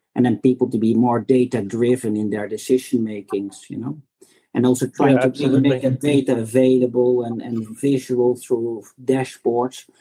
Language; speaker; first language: English; non-native, fluent; Dutch